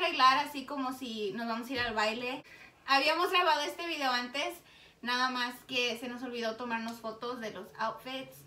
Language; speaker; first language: Spanish; early bilingual, heritage; Spanish